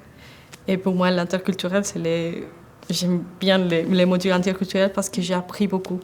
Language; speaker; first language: French; non-native, fluent; Spanish